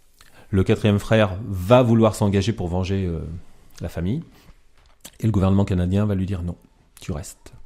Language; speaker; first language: French; native; French